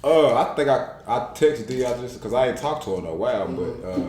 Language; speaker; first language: English; native; English